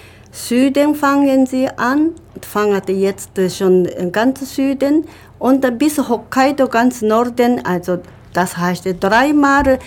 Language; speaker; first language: German; non-native, learner; Japanese